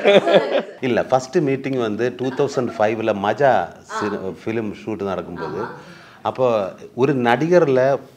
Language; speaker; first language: Tamil; non-native, learner; Malayalam